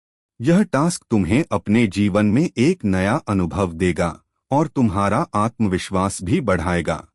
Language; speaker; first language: Hindi; native; Hindi